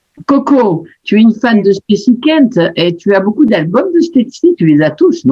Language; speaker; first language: French; native; French